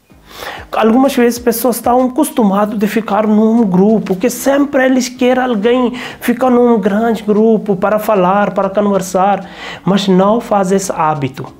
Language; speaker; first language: Portuguese; non-native, learner; Hindi